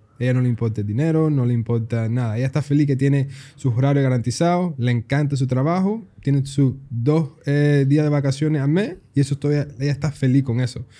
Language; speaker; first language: Spanish; early bilingual, heritage; Spanish